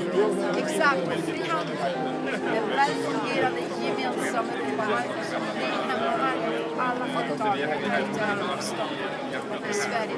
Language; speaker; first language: Swedish; non-native, fluent; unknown